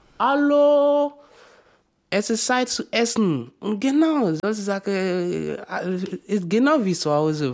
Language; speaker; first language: German; non-native, learner; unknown